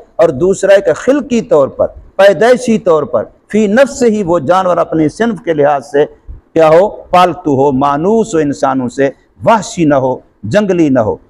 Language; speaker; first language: Urdu; non-native, local second language; Saraiki